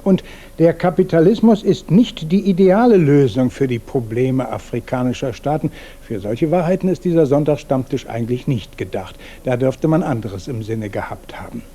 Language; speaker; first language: German; native; German